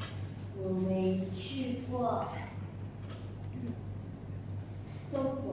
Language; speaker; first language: Chinese; non-native, learner; Indonesian